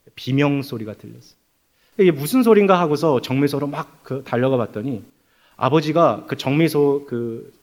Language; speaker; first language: Korean; native; Korean